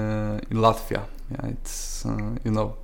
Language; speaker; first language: English; non-native, learner; Polish